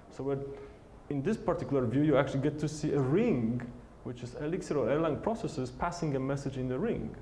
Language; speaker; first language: English; non-native, fluent; Polish